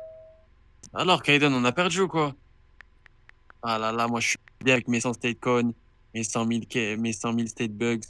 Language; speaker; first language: French; native; French